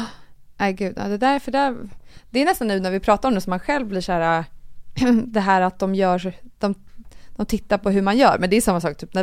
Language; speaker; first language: Swedish; native; Swedish